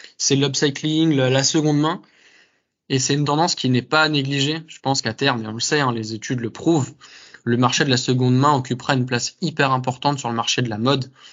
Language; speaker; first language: French; native; French